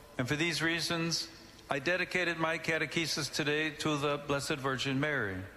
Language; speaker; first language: English; native; English